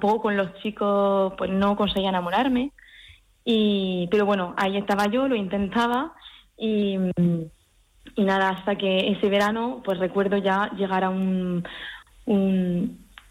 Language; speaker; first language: Spanish; early bilingual, heritage; French